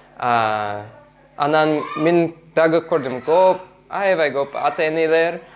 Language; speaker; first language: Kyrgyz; non-native, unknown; English